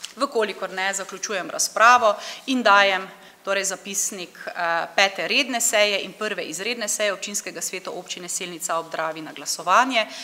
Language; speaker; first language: Slovenian; native; Slovenian